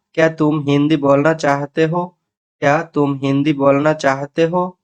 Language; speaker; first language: Hindi; non-native, learner; Bangla